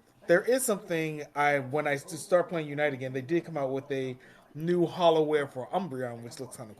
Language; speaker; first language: English; native; English